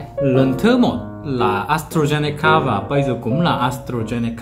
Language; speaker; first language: Vietnamese; non-native, learner; Korean